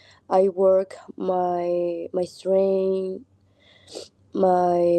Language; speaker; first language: English; non-native, learner; Spanish